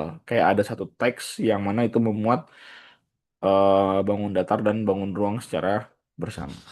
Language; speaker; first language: Indonesian; native; Indonesian